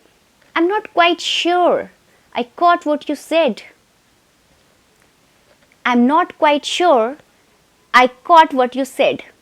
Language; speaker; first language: English; non-native, fluent; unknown